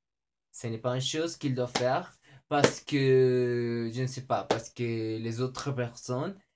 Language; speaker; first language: French; non-native, learner; Spanish